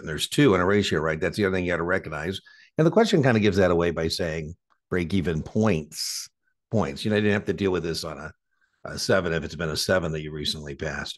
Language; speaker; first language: English; native; English